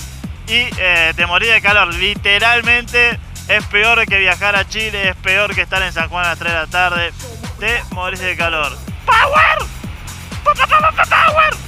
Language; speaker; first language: Spanish; native; Spanish